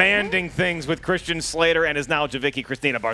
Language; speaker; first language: English; native; English